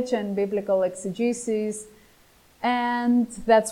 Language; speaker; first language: English; non-native, fluent; Greek